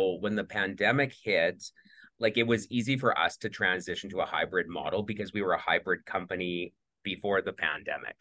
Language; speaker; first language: English; native; English